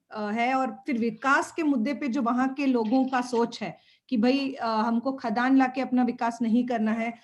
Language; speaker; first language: Hindi; non-native, local second language; Bangla